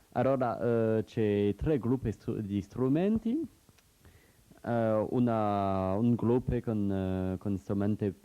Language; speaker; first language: Italian; non-native, learner; French